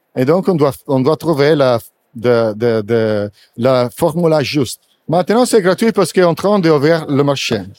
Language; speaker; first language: French; non-native, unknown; Italian